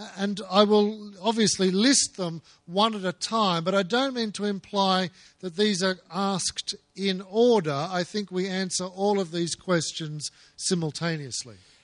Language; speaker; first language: English; native; English